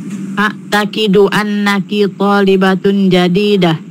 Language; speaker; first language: Arabic; non-native, learner; Indonesian